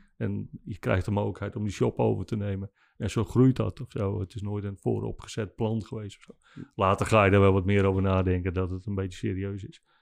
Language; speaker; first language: Dutch; non-native, local second language; Western Frisian